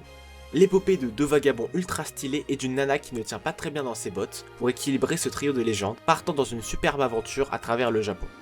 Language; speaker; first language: French; native; French